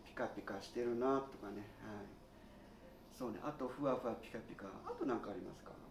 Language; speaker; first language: Japanese; native; Japanese